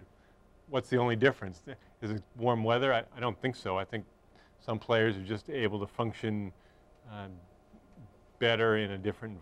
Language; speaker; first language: English; native; English